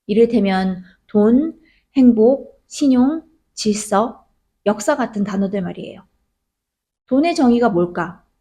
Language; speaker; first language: Korean; native; Korean